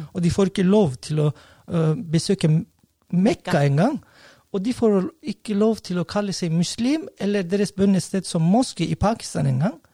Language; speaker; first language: Norwegian; non-native, fluent; Turkish